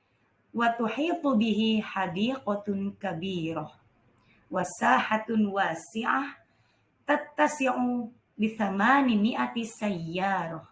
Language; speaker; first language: Arabic; non-native, fluent; Indonesian